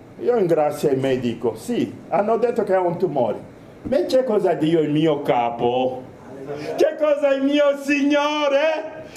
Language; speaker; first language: Italian; non-native, fluent; Romanian